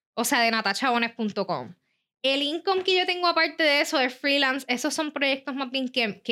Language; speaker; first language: Spanish; native; Spanish